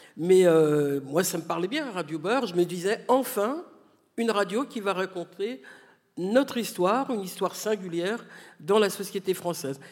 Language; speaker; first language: French; native; French